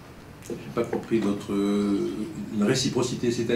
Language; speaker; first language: French; native; French